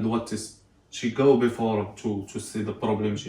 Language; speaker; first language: English; non-native, learner; Arabic